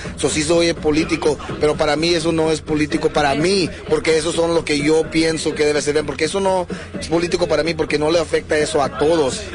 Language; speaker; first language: Spanish; early bilingual, heritage; English